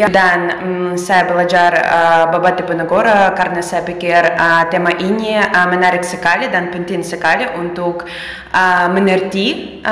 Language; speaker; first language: Indonesian; non-native, fluent; Russian